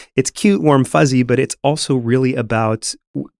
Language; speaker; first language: English; native; English